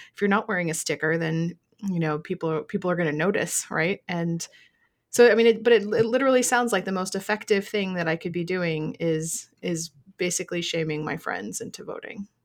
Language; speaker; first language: English; native; English